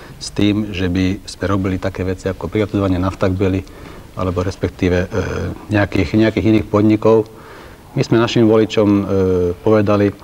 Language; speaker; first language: Slovak; non-native, local second language; Hungarian